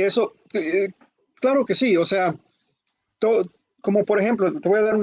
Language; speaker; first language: Spanish; early bilingual, heritage; Spanish